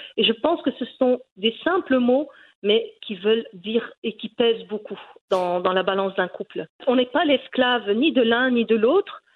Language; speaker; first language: French; early bilingual, other home language; Riffian